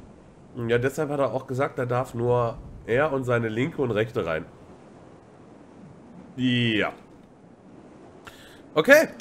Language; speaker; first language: German; native; German